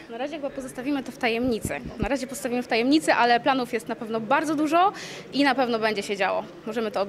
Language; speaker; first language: Polish; native; Polish